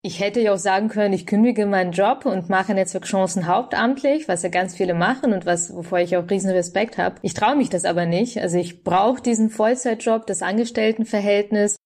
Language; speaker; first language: German; early bilingual, other home language; Russian